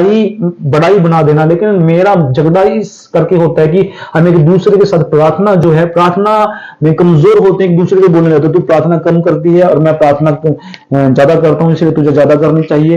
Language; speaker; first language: Hindi; native; Hindi